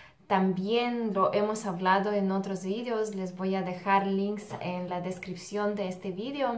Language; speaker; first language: Spanish; non-native, fluent; Russian